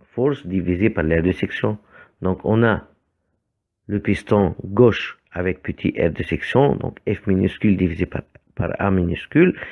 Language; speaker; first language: French; non-native, fluent; Arabic